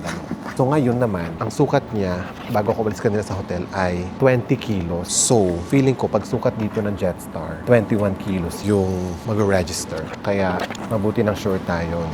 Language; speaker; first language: Filipino; native; Filipino